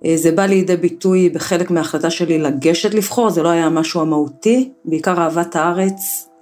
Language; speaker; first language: Hebrew; native; Hebrew